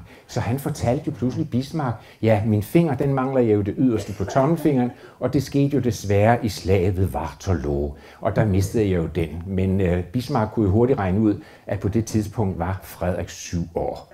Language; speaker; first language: Danish; native; Danish